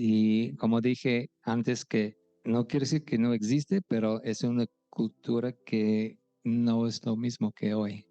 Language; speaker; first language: Spanish; non-native, fluent; English